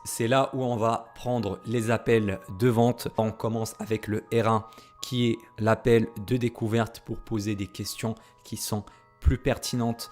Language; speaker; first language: French; native; French